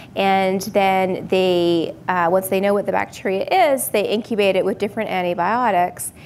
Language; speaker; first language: English; native; English